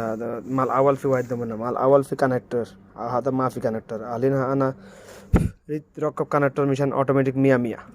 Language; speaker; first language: Arabic; non-native, learner; Bangla